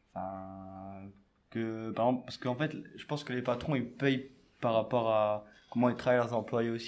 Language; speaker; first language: French; native; French